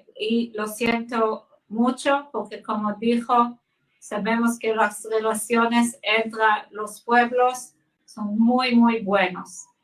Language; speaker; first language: Spanish; non-native, fluent; Hebrew